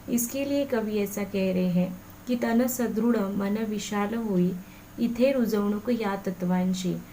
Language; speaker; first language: Hindi; non-native, local second language; Marathi